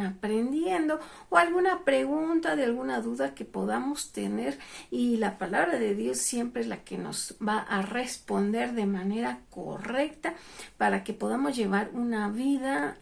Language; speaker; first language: Spanish; native; Spanish